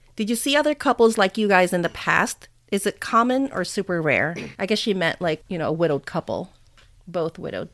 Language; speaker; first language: English; non-native, local second language; Filipino